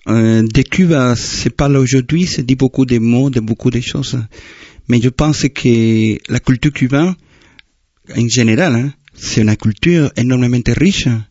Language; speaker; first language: French; non-native, fluent; Spanish